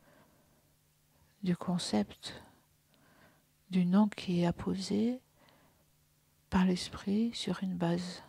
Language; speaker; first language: French; native; French